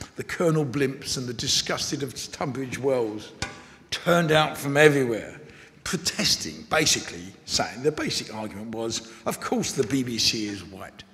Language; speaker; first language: English; native; English